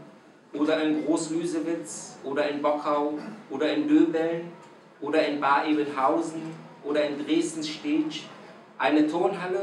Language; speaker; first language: German; non-native, fluent; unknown